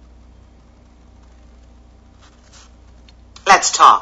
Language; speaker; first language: English; native; English